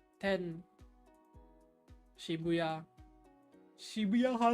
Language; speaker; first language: Japanese; non-native, learner; English